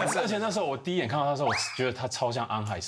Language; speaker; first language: Chinese; native; Chinese